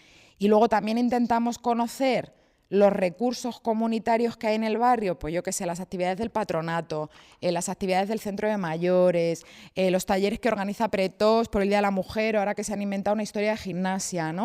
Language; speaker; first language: Spanish; native; Spanish